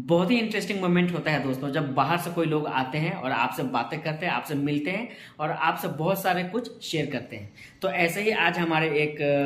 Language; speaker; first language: Hindi; native; Hindi